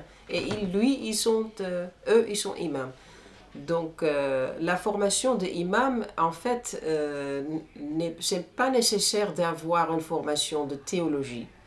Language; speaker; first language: French; non-native, fluent; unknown